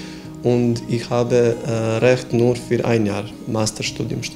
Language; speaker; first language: German; non-native, fluent; Bosnian